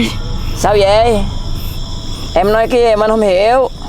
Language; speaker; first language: Vietnamese; non-native, learner; Indonesian